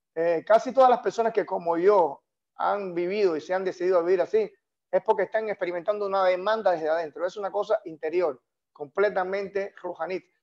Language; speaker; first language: Spanish; native; Spanish